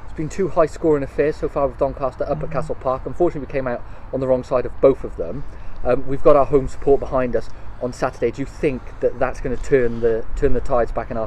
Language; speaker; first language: English; native; English